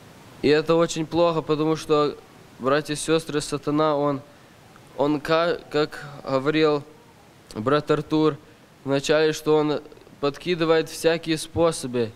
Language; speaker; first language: Russian; early bilingual, heritage; Russian